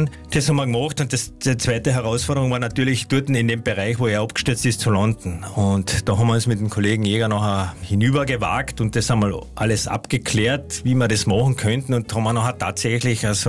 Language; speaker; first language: German; native; German